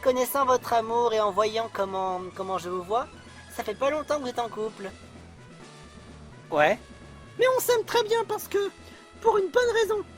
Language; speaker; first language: French; native; French